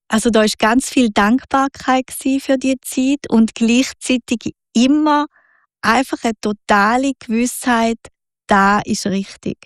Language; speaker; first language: German; native; German